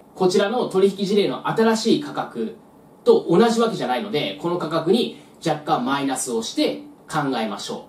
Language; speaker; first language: Japanese; native; Japanese